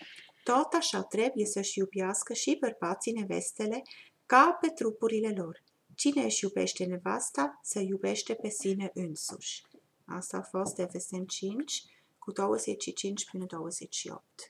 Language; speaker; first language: Romanian; non-native, fluent; German